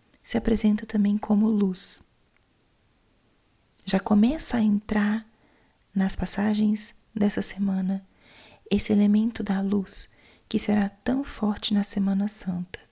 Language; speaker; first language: Portuguese; native; Portuguese